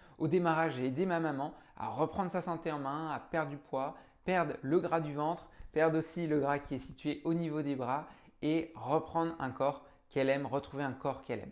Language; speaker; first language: French; native; French